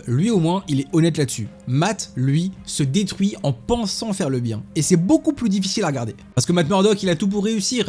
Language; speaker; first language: French; native; French